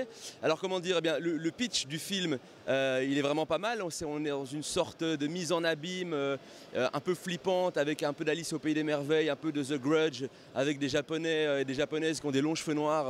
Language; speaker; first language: French; native; French